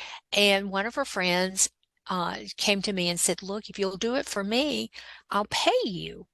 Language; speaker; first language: English; native; English